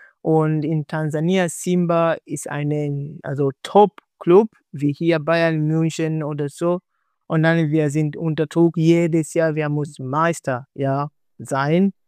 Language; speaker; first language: German; non-native, learner; Swahili